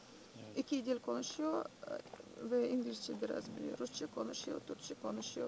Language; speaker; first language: Turkish; non-native, learner; Russian